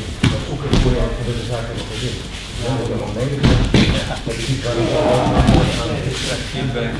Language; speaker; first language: Dutch; native; Dutch